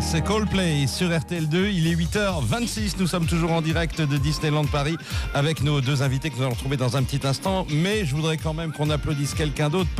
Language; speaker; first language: French; native; French